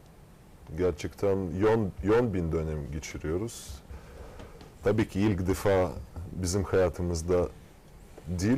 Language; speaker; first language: Turkish; non-native, fluent; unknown